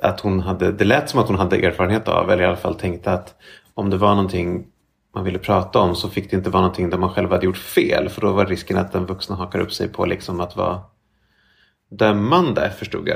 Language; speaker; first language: Swedish; native; Swedish